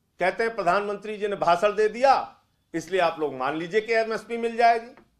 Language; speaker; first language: Hindi; native; Hindi